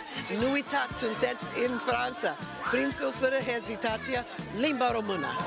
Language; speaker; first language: Romanian; non-native, learner; English